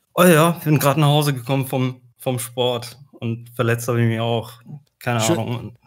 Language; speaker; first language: German; native; German